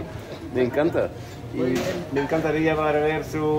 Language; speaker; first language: Spanish; non-native, fluent; Dutch